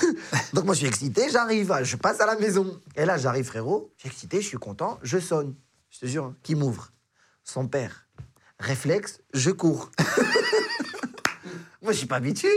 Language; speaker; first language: French; non-native, local second language; Arabic